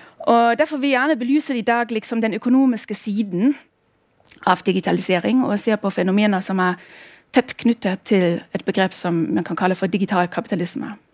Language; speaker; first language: Norwegian; non-native, fluent; German